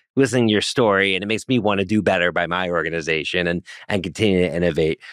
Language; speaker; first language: English; native; English